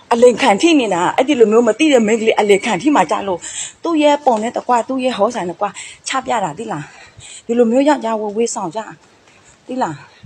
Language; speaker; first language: Burmese; non-native, local second language; Karen languages